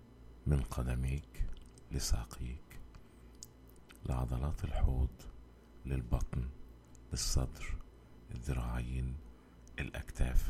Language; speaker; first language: Arabic; native; Arabic